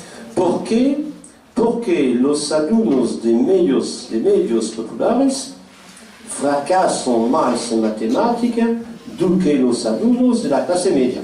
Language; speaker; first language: Portuguese; non-native, fluent; French